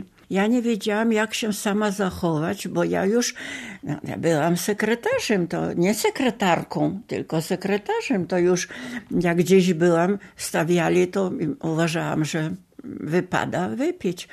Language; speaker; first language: Polish; non-native, local second language; Ukrainian